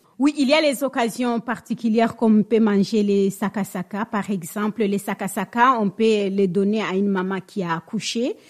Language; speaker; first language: French; non-native, local second language; Swahili